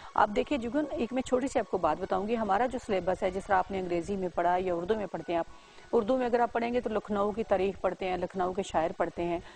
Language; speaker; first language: Urdu; non-native, local second language; Punjabi